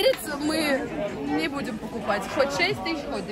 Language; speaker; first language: Russian; native; Russian